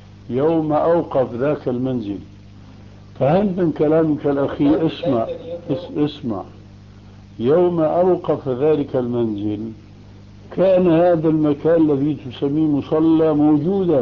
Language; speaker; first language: Arabic; early bilingual, other home language; Albanian